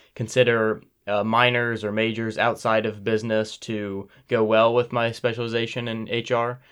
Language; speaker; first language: English; native; English